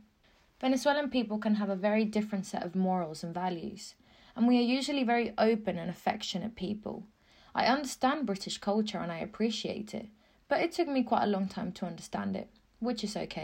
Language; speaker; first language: English; non-native, fluent; Spanish